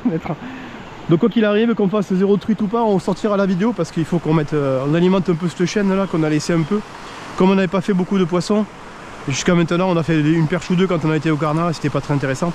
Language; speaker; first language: French; native; French